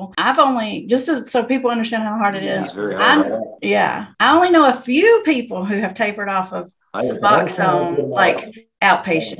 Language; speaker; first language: English; native; English